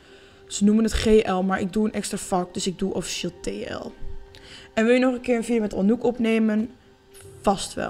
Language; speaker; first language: Dutch; native; Dutch